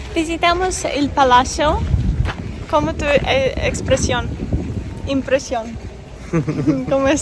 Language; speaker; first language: Spanish; non-native, learner; Russian